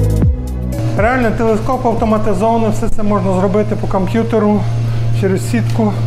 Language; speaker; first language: Ukrainian; native; Ukrainian